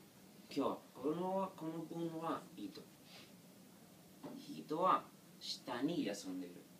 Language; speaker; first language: Japanese; non-native, learner; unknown